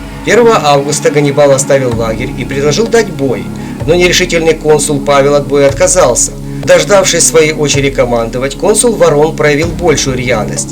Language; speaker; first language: Russian; native; Russian